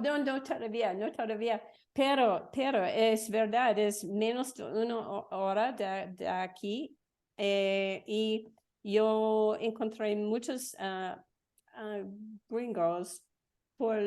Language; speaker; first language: Spanish; non-native, learner; English